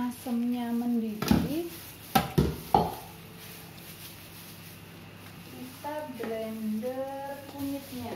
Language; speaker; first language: Indonesian; non-native, local second language; Javanese